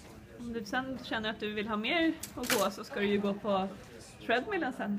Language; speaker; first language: Swedish; native; Swedish